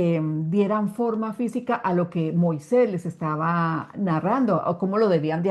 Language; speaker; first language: Spanish; native; Spanish